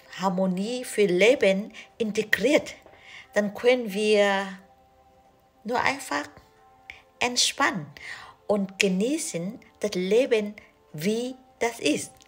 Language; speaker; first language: German; non-native, learner; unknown